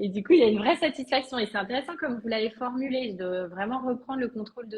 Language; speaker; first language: French; native; French